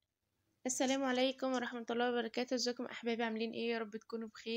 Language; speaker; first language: Arabic; native; Arabic